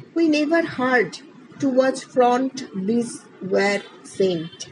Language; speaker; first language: English; non-native, local second language; Bangla